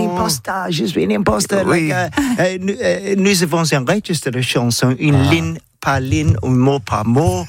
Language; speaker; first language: French; non-native, learner; English